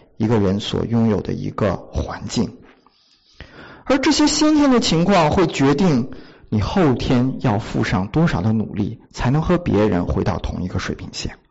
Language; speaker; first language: Chinese; native; Chinese